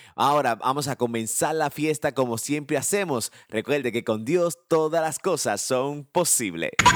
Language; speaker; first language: Spanish; early bilingual, heritage; Spanish